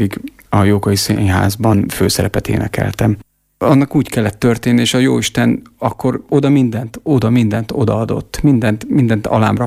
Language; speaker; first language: Hungarian; native; Hungarian